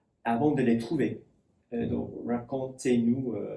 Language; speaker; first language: French; non-native, fluent; English